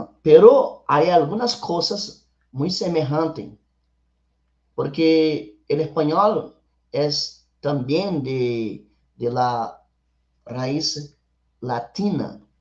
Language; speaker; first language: Spanish; non-native, learner; Portuguese